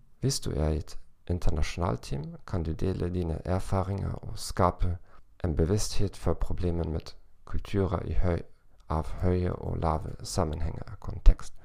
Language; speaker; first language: Norwegian; non-native, learner; German